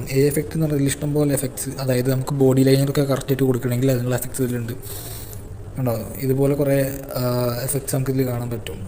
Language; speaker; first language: Malayalam; native; Malayalam